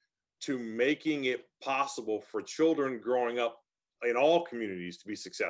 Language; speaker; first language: English; native; English